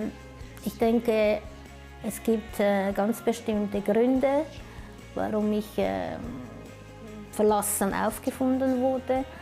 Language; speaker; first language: German; early bilingual, other home language; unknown